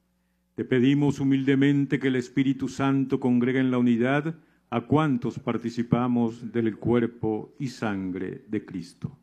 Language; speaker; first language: Spanish; native; Spanish